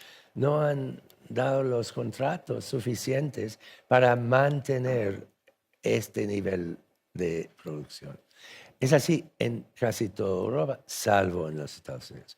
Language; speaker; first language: Spanish; non-native, fluent; English